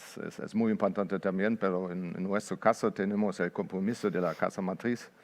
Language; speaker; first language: Spanish; non-native, fluent; Portuguese